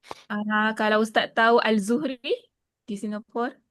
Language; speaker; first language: Indonesian; non-native, local second language; Malay